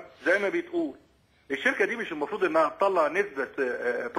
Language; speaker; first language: Arabic; native; Arabic